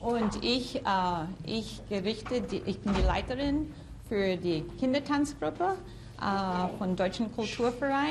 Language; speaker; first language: German; early bilingual, heritage; English